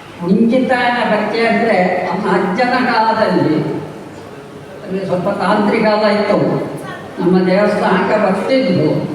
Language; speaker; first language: Kannada; non-native, local second language; Tulu